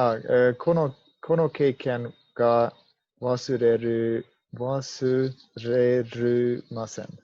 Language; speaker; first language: Japanese; non-native, learner; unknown